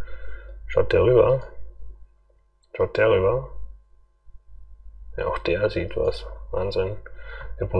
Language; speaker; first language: German; native; German